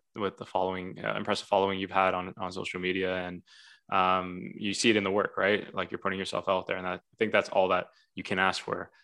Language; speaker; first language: English; native; English